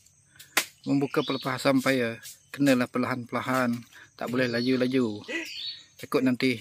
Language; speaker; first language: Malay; non-native, local second language; Iban